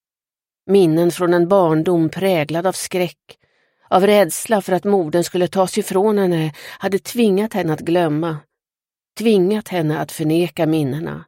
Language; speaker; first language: Swedish; native; Swedish